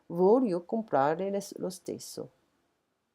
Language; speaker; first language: Italian; non-native, fluent; French